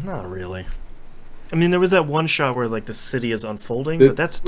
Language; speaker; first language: English; native; English